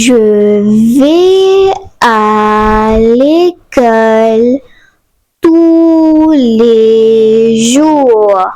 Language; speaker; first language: French; non-native, fluent; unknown